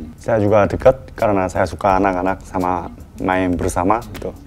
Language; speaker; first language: Indonesian; non-native, learner; Korean